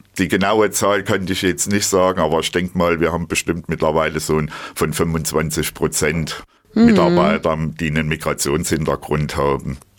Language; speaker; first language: German; native; German